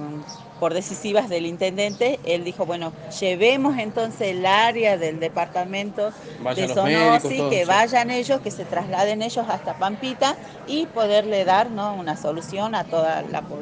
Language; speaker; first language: Spanish; native; Spanish